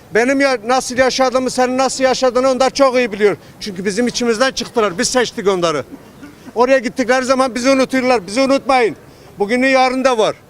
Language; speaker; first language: Turkish; native; Turkish